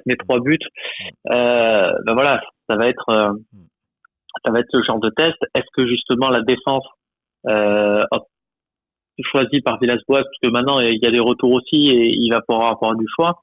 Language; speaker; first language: French; native; French